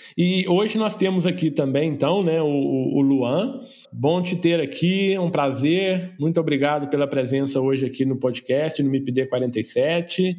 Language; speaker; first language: Portuguese; native; Portuguese